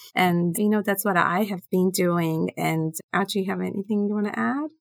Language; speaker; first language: English; non-native, fluent; Japanese